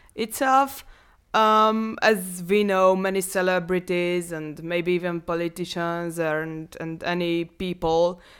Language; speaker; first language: English; non-native, fluent; Hungarian